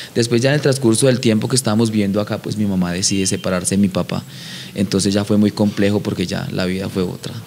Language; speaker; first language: Spanish; native; Spanish